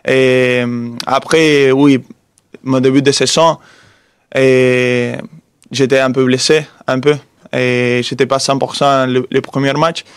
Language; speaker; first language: French; non-native, fluent; Spanish